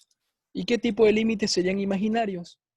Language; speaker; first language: Spanish; native; Spanish